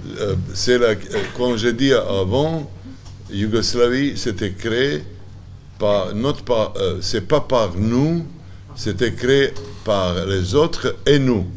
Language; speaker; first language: French; non-native, learner; Serbian